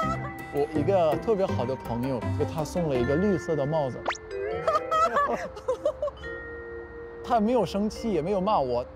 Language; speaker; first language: Chinese; non-native, fluent; Arabic